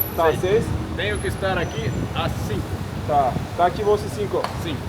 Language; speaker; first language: Portuguese; non-native, learner; Turkish